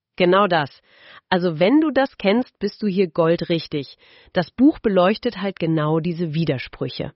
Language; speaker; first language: German; native; German